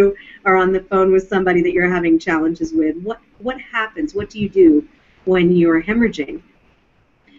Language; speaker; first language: English; native; English